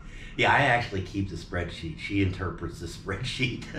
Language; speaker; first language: English; native; English